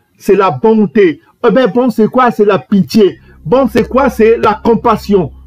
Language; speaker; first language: French; non-native, local second language; Kongo